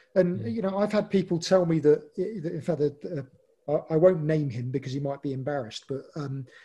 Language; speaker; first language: English; native; English